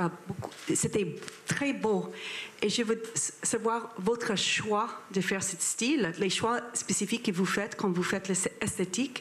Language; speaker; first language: French; non-native, fluent; English